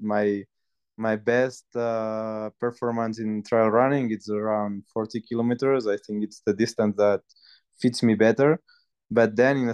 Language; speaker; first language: English; non-native, fluent; Spanish